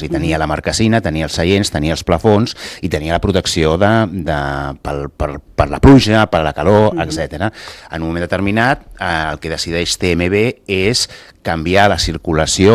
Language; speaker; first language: Catalan; native; Catalan